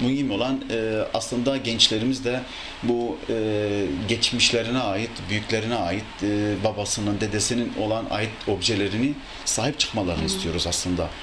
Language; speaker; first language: Turkish; native; Turkish